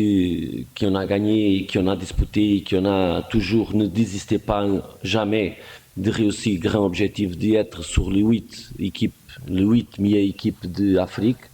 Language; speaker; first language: French; non-native, fluent; Portuguese